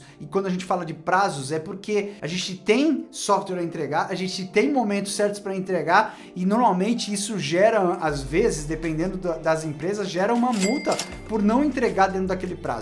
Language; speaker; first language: Portuguese; native; Portuguese